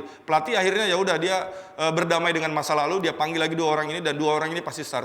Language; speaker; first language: Indonesian; native; Indonesian